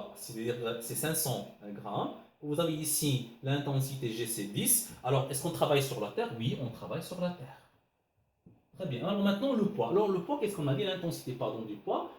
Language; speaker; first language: French; non-native, local second language; Arabic